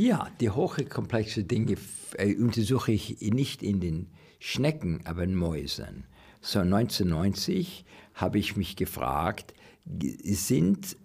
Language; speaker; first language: German; non-native, learner; English